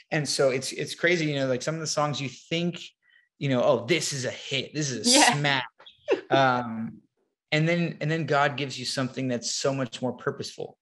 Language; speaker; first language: English; native; English